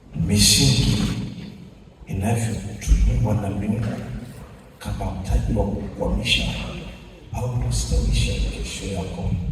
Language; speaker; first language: Swahili; non-native, local second language; Masai